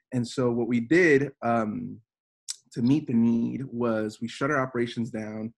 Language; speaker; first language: English; native; English